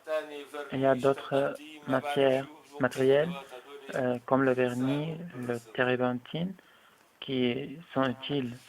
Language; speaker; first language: French; non-native, fluent; Arabic